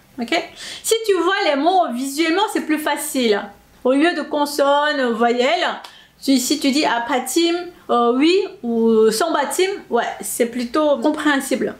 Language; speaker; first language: French; non-native, fluent; Korean